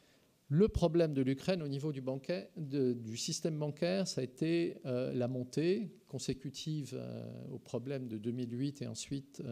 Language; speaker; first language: French; native; French